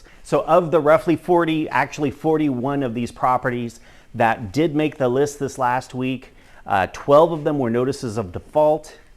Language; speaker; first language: English; native; English